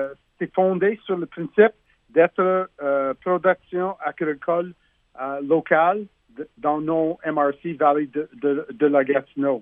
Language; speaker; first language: French; non-native, learner; English